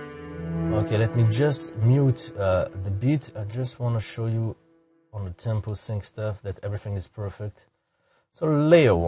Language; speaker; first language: English; non-native, fluent; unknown